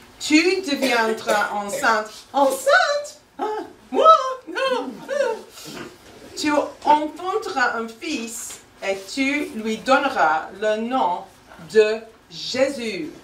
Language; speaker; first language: French; non-native, fluent; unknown